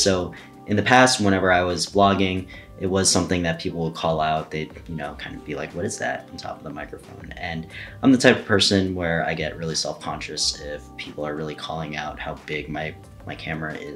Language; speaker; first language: English; native; English